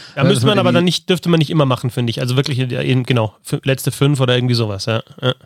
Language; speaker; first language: German; native; German